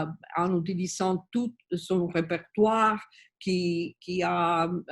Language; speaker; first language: French; non-native, learner; Spanish